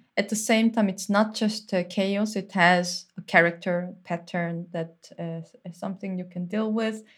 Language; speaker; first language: English; non-native, fluent; Korean